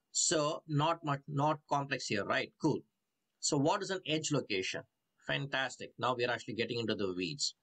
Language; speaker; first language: English; non-native, local second language; Tamil